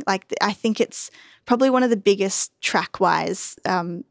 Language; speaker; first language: English; native; English